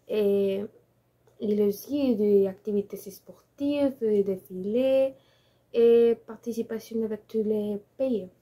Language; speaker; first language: French; non-native, learner; Spanish